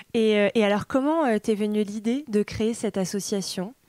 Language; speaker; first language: French; native; French